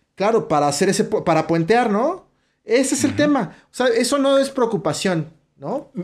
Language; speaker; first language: Spanish; native; Spanish